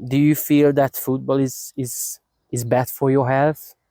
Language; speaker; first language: English; non-native, fluent; Hungarian